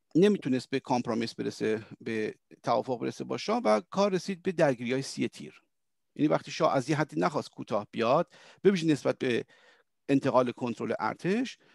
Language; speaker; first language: Persian; early bilingual, heritage; Persian